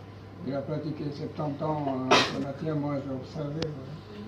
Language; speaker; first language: French; non-native, learner; Japanese